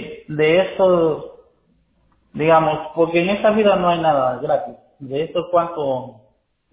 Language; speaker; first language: Spanish; native; Spanish